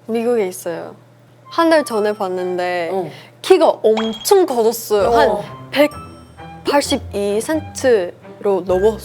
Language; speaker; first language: Korean; early bilingual, heritage; English